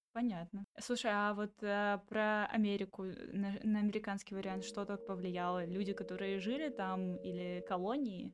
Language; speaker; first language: Russian; native; Russian